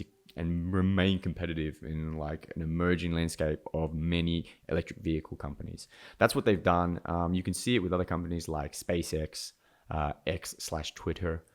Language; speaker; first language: English; native; English